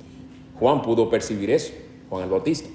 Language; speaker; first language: Spanish; native; Spanish